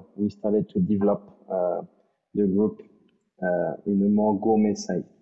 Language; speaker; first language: English; non-native, fluent; French